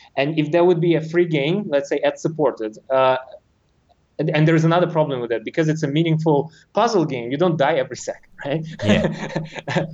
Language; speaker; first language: English; non-native, fluent; Russian